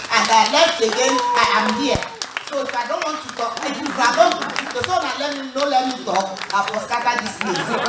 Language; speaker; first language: English; non-native, local second language; Igbo